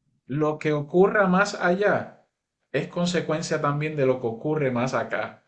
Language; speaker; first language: Spanish; native; Spanish